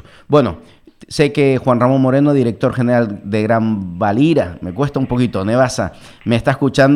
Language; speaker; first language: Spanish; native; Spanish